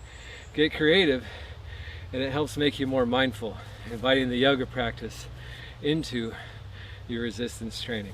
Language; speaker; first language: English; native; English